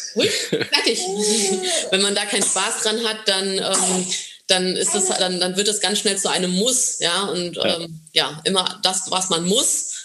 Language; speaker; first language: German; non-native, fluent; Portuguese